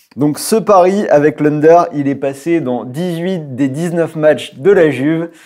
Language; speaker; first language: French; native; French